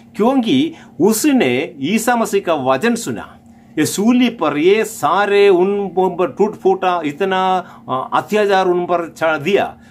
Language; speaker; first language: Hindi; non-native, local second language; Malayalam